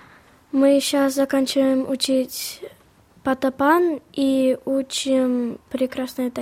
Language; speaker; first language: Russian; early bilingual, heritage; Russian